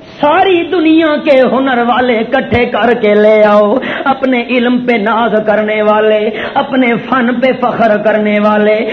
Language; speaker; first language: Urdu; non-native, local second language; Punjabi